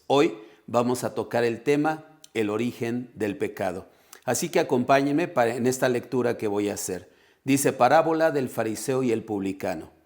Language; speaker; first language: Spanish; native; Spanish